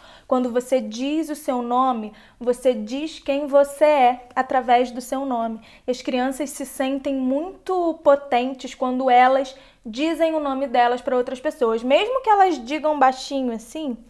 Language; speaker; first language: Portuguese; native; Portuguese